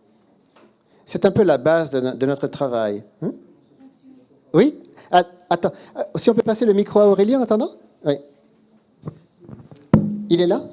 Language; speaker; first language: French; native; French